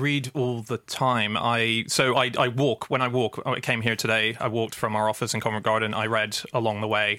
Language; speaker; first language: English; native; English